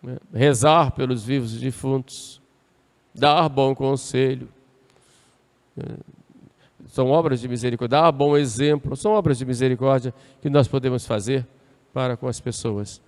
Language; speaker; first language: Portuguese; native; Portuguese